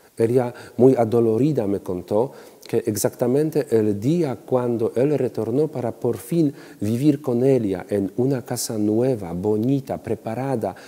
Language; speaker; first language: Spanish; non-native, fluent; Polish